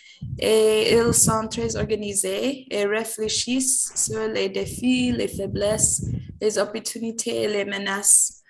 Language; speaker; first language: French; non-native, fluent; English